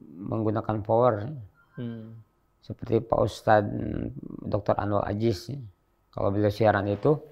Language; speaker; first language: Indonesian; native; Indonesian